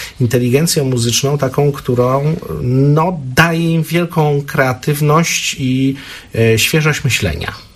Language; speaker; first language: Polish; native; Polish